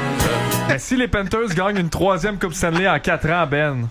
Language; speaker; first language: French; native; French